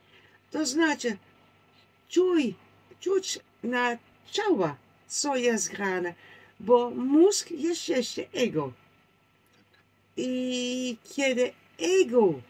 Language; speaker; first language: Polish; non-native, learner; Dutch